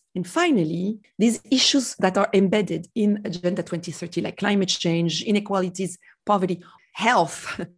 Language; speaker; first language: English; non-native, fluent; French